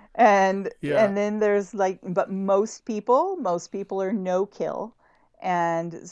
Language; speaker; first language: English; native; English